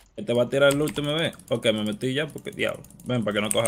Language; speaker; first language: Spanish; early bilingual, heritage; Spanish